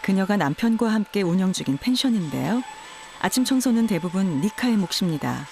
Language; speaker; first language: Korean; native; Korean